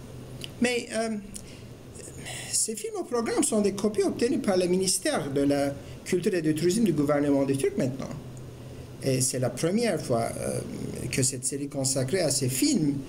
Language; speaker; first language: French; non-native, fluent; Turkish